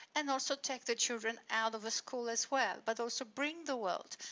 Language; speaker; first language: English; non-native, fluent; Polish